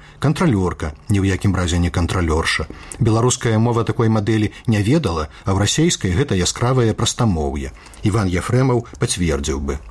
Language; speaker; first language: Belarusian; native; Belarusian